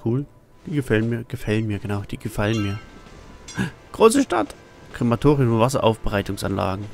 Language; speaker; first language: German; native; German